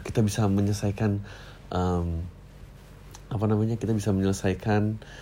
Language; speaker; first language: Indonesian; native; Indonesian